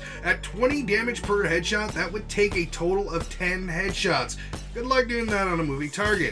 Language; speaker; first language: English; native; English